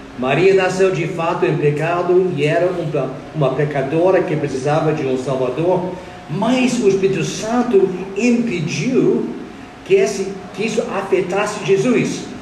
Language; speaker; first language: Portuguese; non-native, fluent; English